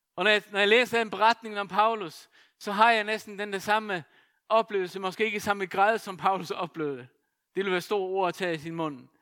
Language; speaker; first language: Danish; non-native, local second language; Faroese